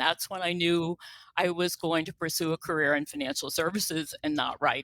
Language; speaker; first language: English; native; English